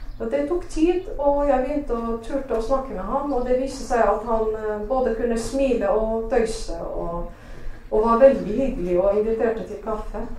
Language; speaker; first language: Norwegian; non-native, fluent; Arabic